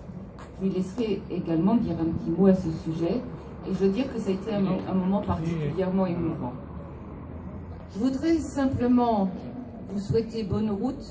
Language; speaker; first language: French; native; French